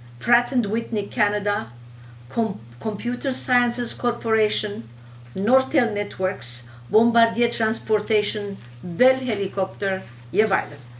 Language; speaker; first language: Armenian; early bilingual, heritage; Armenian